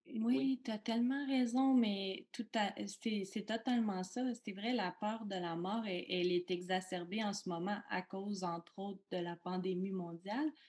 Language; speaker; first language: French; native; French